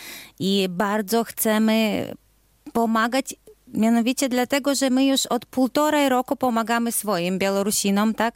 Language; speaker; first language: Polish; non-native, fluent; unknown